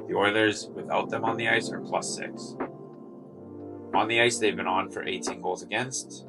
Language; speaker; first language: English; native; English